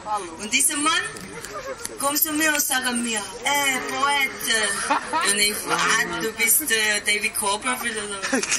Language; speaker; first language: German; non-native, learner; Spanish